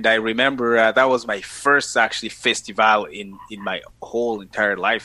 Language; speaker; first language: English; non-native, fluent; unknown